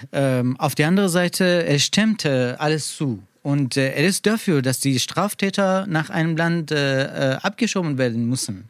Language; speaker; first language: German; non-native, learner; Persian